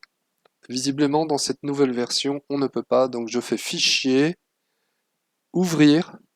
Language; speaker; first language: French; native; French